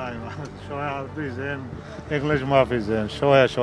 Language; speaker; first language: Arabic; non-native, learner; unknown